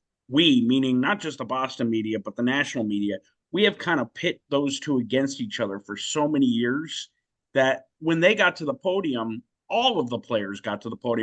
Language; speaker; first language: English; native; English